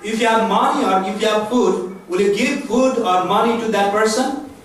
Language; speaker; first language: English; non-native, local second language; Nepali